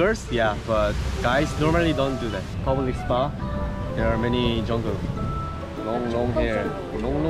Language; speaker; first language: English; non-native, learner; Korean